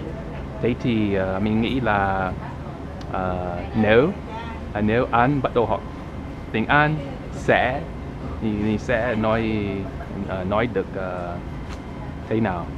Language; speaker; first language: Vietnamese; non-native, learner; English